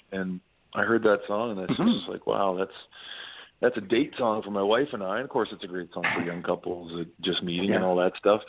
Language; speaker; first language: English; native; English